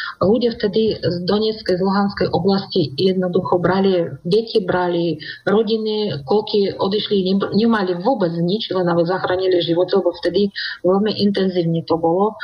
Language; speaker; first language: Slovak; non-native, fluent; Russian